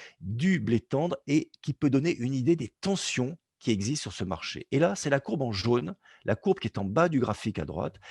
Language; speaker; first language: French; native; French